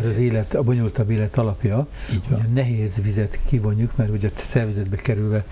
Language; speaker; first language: Hungarian; native; Hungarian